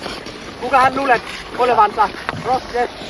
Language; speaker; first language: Finnish; non-native, learner; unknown